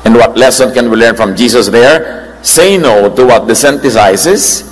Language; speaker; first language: English; non-native, local second language; Filipino